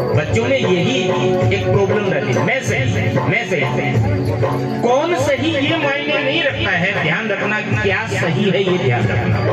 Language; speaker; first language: Hindi; native; Hindi